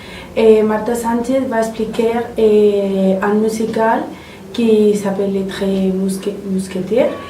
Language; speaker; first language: French; non-native, learner; Spanish